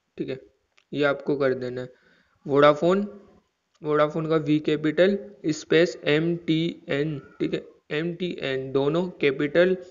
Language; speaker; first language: Hindi; native; Hindi